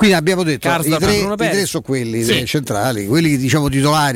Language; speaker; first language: Italian; native; Italian